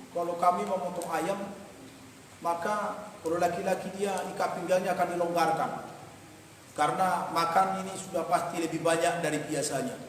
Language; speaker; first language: Indonesian; non-native, local second language; Batak Toba